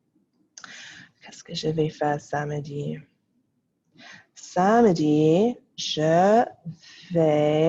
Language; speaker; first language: French; non-native, fluent; English